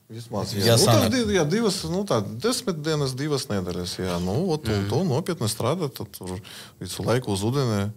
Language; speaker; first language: Latvian; non-native, learner; Russian